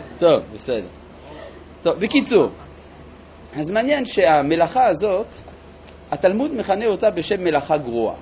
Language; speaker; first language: Hebrew; non-native, fluent; French